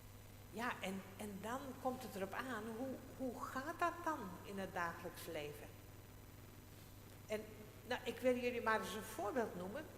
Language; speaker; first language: Dutch; non-native, local second language; Western Frisian